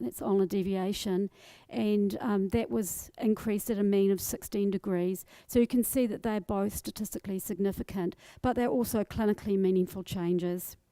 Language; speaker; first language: English; native; English